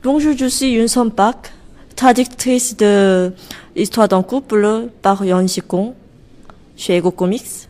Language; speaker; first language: French; non-native, learner; Korean